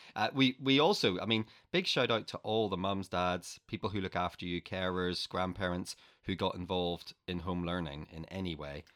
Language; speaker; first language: English; native; English